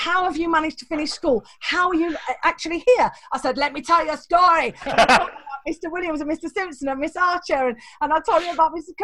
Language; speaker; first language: English; native; English